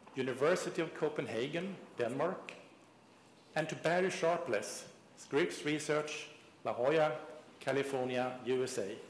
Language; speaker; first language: English; non-native, fluent; Swedish